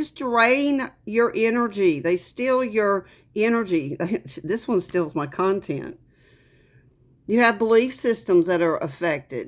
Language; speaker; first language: English; native; English